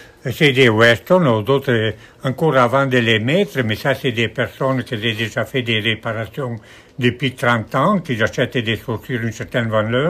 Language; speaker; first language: French; non-native, fluent; Italian